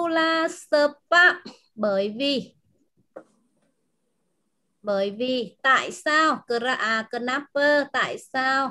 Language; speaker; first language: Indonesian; non-native, fluent; Vietnamese